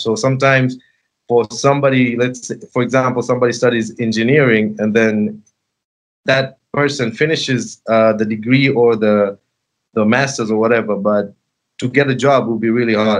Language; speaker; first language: English; non-native, local second language; Sinhala